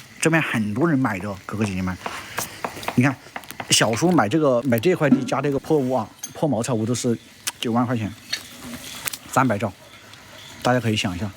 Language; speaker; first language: Chinese; native; Chinese